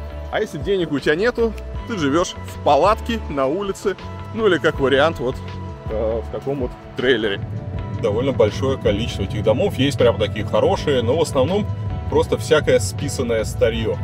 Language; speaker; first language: Russian; native; Russian